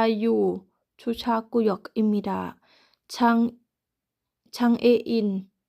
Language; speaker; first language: Korean; non-native, learner; Thai